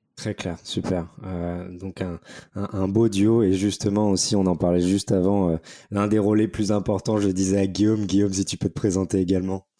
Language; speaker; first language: French; native; French